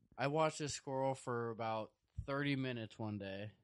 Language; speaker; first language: English; native; English